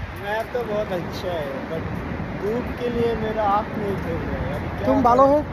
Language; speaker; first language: Hindi; non-native, learner; Bangla